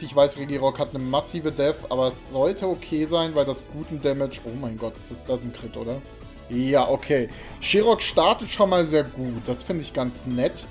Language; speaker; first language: German; native; German